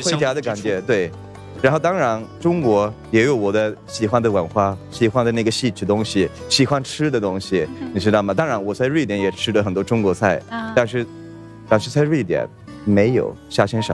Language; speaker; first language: Chinese; non-native, fluent; Swedish